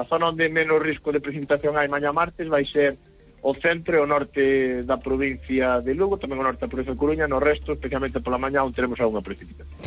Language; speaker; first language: Galician; native; Galician